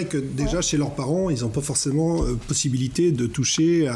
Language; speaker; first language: French; native; French